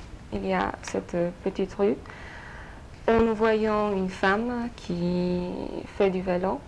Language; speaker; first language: French; non-native, fluent; Polish